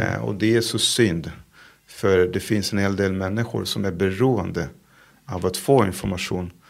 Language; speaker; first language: Swedish; non-native, fluent; Hebrew